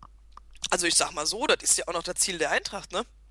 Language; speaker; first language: German; native; German